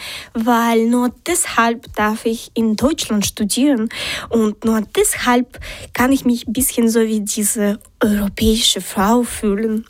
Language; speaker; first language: German; non-native, fluent; Polish